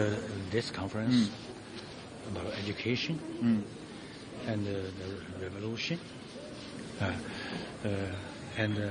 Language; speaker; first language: English; non-native, learner; Chinese